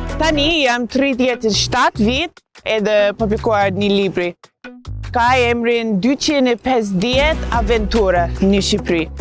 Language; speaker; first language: Albanian; non-native, learner; English